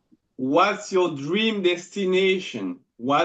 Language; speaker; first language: English; non-native, fluent; French